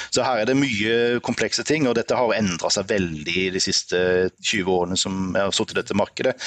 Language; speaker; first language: Norwegian; native; Norwegian